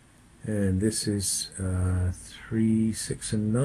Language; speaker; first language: English; native; English